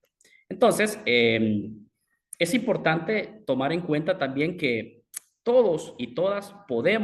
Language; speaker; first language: Spanish; native; Spanish